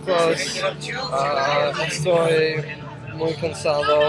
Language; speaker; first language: Spanish; non-native, learner; English